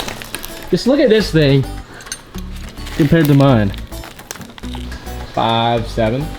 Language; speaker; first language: English; native; English